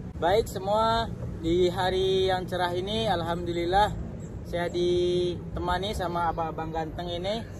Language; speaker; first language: Indonesian; native; Indonesian